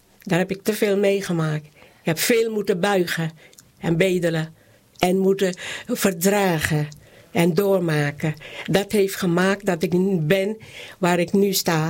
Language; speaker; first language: Dutch; non-native, local second language; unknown